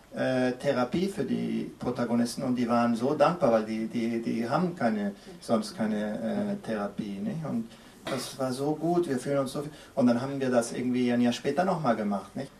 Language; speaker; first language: German; early bilingual, other home language; Spanish